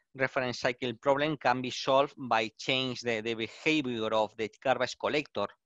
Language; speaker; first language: English; non-native, learner; Spanish